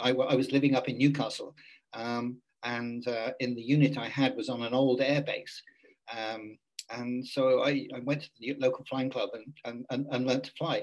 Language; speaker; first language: English; native; English